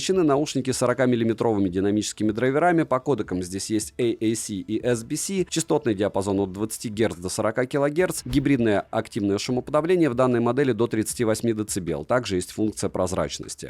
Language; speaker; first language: Russian; native; Russian